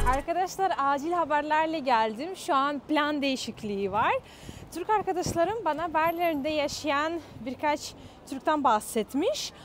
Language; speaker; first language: Turkish; non-native, fluent; Russian